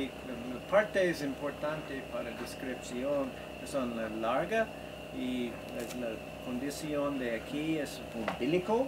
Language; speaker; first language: Spanish; non-native, learner; English